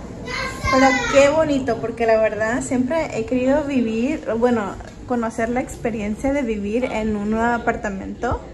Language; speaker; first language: Spanish; early bilingual, heritage; Spanish